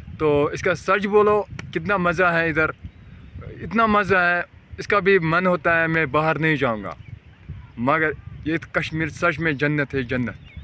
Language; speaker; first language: Hindi; non-native, local second language; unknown